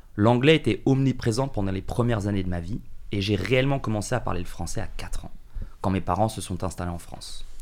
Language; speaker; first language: French; early bilingual, other home language; English